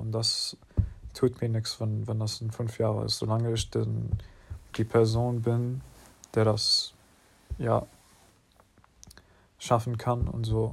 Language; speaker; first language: German; non-native, learner; English